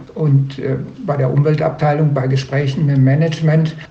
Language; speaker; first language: German; native; German